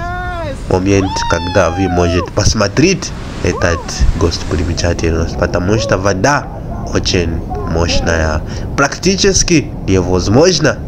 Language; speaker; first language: Russian; non-native, fluent; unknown